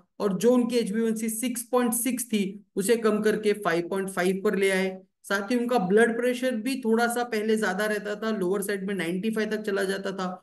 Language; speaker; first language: Hindi; native; Hindi